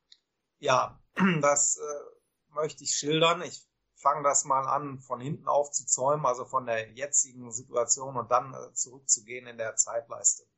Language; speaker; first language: German; native; German